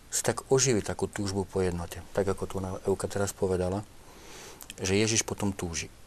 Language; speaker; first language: Slovak; native; Slovak